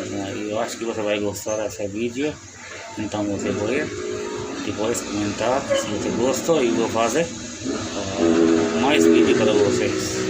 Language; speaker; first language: Portuguese; non-native, learner; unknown